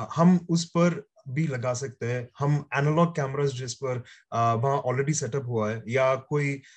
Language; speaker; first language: Hindi; native; Hindi